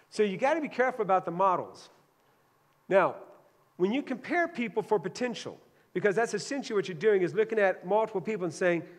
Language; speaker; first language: English; native; English